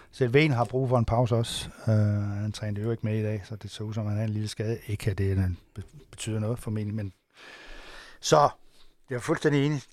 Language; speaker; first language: Danish; native; Danish